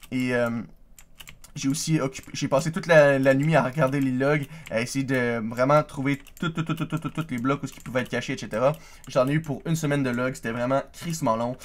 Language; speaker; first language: French; native; French